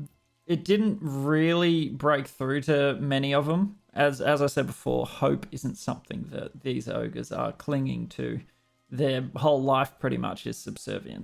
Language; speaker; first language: English; native; English